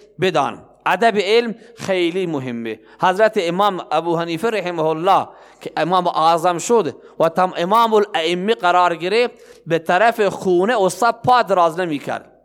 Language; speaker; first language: Persian; non-native, local second language; Baluchi